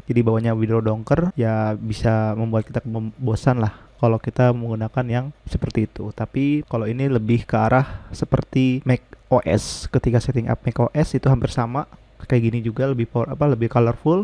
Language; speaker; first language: Indonesian; native; Indonesian